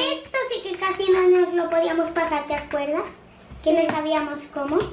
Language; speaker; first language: Spanish; native; Spanish